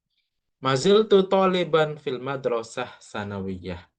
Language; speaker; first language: Arabic; non-native, fluent; Indonesian